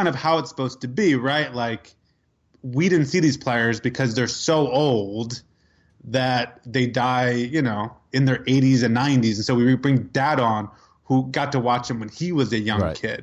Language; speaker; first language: English; native; English